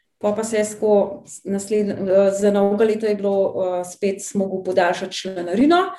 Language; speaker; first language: Slovenian; native; Slovenian